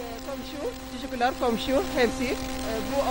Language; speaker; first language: Turkish; non-native, learner; Arabic